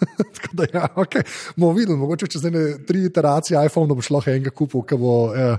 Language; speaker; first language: Slovenian; native; Slovenian